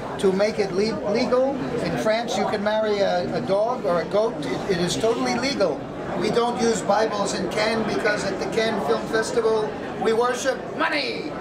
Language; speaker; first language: English; native; English